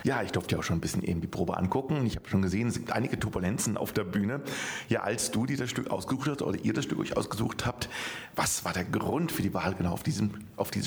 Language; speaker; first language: German; native; German